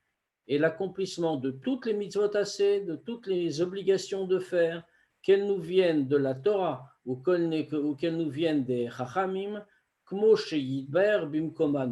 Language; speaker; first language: French; native; French